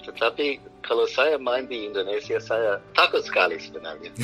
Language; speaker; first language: Indonesian; non-native, fluent; English